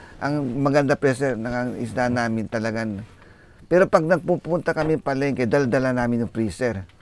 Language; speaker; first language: Filipino; non-native, local second language; Iloko